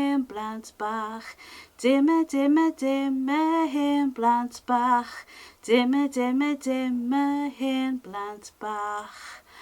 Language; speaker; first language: Welsh; non-native, local second language; English